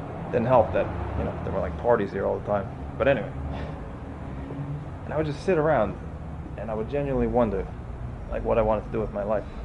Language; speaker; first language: English; native; English